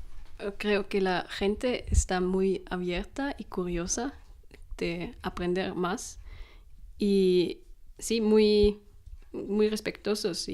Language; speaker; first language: Spanish; non-native, fluent; German